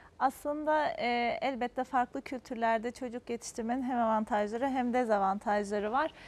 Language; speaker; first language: Turkish; native; Turkish